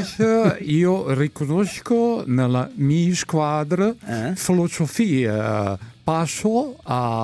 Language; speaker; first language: Italian; non-native, learner; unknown